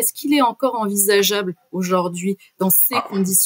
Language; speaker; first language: French; native; French